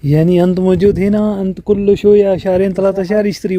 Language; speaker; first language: Arabic; non-native, learner; Urdu